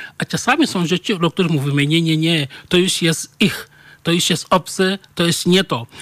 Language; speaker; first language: Polish; non-native, fluent; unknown